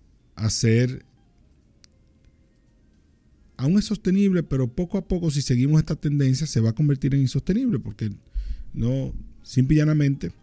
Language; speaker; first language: Spanish; native; Spanish